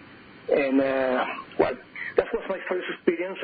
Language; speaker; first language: English; non-native, fluent; Spanish